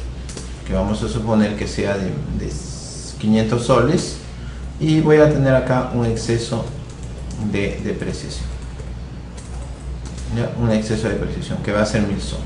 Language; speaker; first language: Spanish; native; Spanish